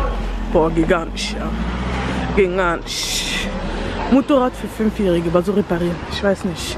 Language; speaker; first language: German; early bilingual, other home language; Lingala